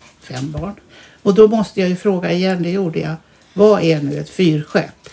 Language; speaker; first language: Swedish; native; Swedish